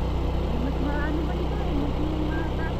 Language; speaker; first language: Filipino; non-native, local second language; Cebuano